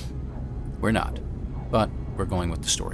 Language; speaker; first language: English; native; English